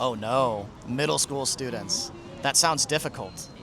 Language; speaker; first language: English; native; English